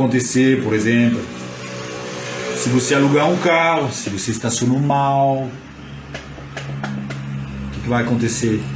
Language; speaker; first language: Portuguese; non-native, fluent; French